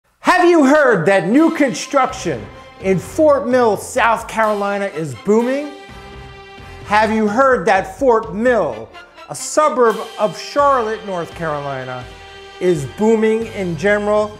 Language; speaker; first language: English; native; English